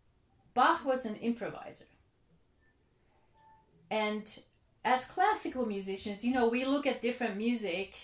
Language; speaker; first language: English; non-native, fluent; Finnish